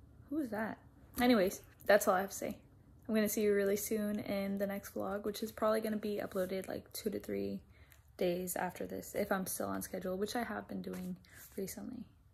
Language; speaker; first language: English; early bilingual, other home language; Spanish